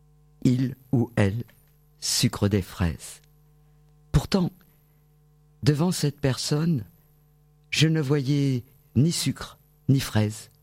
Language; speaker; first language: French; native; French